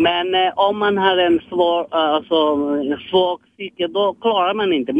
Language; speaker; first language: Swedish; non-native, learner; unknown